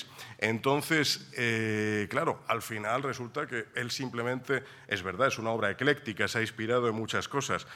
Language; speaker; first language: Spanish; native; Spanish